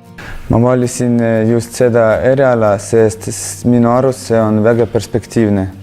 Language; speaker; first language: Estonian; non-native, local second language; Russian